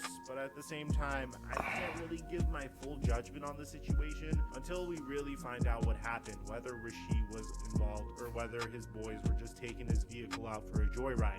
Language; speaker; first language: English; native; English